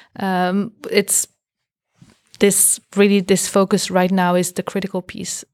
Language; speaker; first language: English; non-native, fluent; French